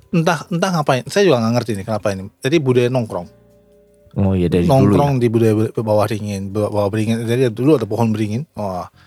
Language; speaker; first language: Indonesian; native; Indonesian